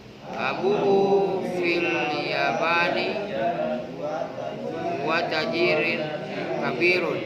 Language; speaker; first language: Arabic; non-native, learner; Indonesian